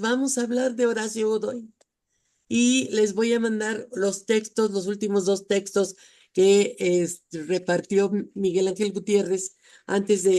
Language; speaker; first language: Spanish; native; Spanish